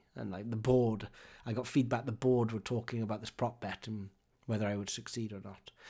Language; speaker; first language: English; native; English